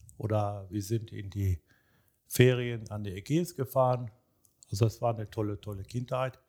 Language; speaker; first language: German; early bilingual, other home language; Turkish